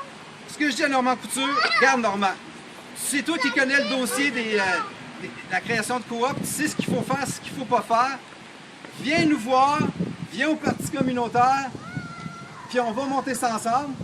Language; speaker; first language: French; native; French